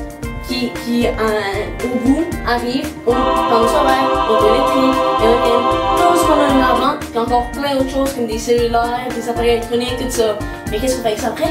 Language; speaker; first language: French; native; French